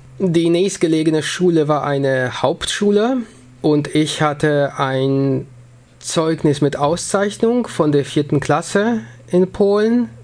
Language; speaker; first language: German; early bilingual, other home language; Polish